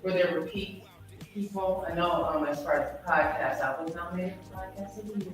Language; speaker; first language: English; native; English